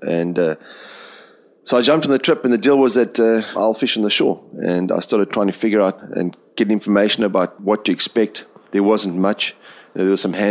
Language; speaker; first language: English; native; English